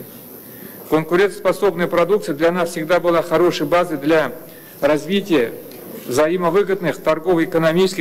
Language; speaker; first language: Russian; native; Russian